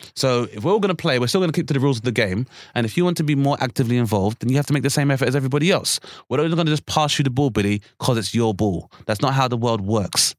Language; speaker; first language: English; native; English